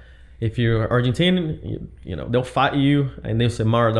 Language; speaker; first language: English; non-native, fluent; Portuguese